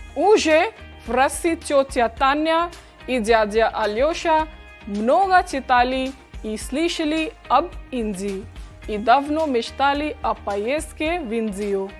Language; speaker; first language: Russian; non-native, fluent; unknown